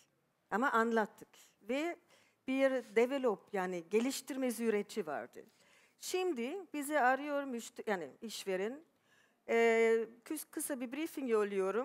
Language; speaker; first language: Turkish; non-native, fluent; German